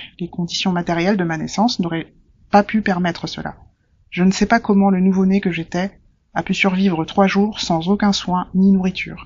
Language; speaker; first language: French; native; French